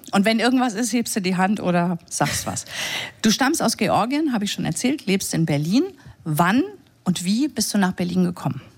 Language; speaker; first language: German; native; German